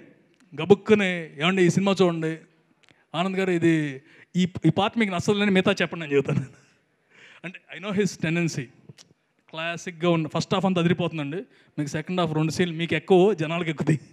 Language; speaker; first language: Telugu; native; Telugu